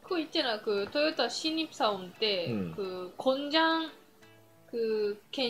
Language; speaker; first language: Korean; non-native, fluent; Japanese